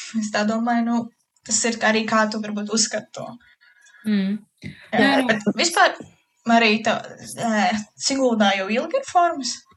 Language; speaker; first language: Latvian; early bilingual, heritage; Latvian